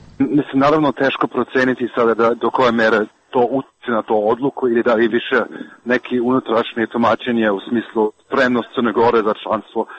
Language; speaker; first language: Serbian; non-native, fluent; German